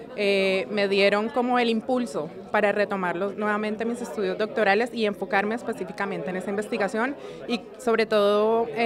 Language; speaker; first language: Spanish; native; Spanish